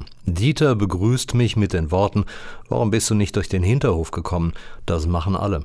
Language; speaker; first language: German; native; German